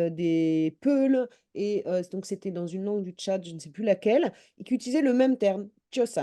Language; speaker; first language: French; native; French